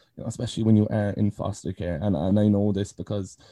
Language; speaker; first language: English; native; English